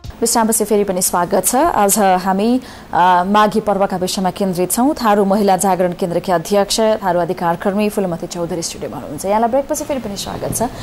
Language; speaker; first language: Nepali; native; Nepali